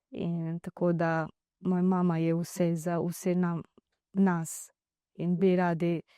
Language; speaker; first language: Slovenian; non-native, learner; Divehi